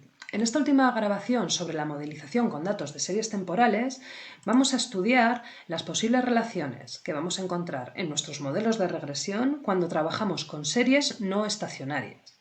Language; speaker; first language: Spanish; native; Spanish